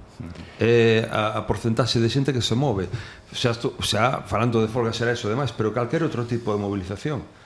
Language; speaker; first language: Galician; non-native, local second language; Spanish